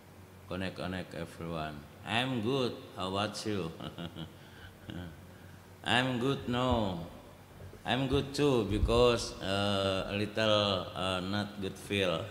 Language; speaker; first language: English; non-native, learner; Indonesian